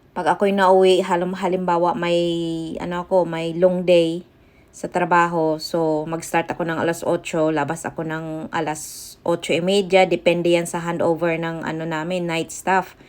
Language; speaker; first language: Filipino; non-native, local second language; Cebuano